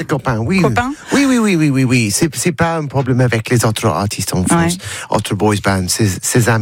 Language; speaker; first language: French; non-native, learner; English